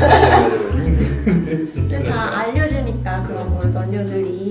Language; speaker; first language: Korean; non-native, fluent; Japanese